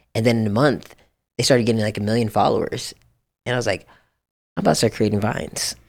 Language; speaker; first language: English; early bilingual, other home language; Japanese